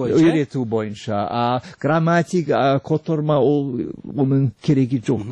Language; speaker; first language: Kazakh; non-native, fluent; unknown